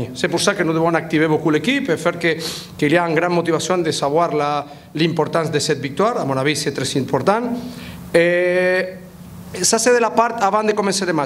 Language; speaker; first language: French; non-native, fluent; Spanish